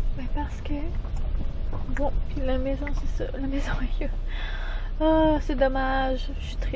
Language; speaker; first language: French; native; French